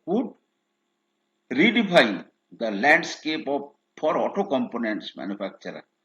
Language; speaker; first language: English; non-native, local second language; Bangla